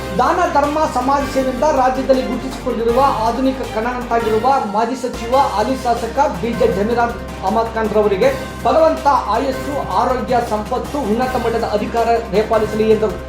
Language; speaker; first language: Kannada; native; Kannada